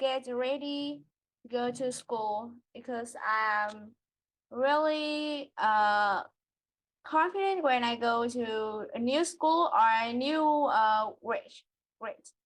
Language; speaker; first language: English; non-native, learner; Vietnamese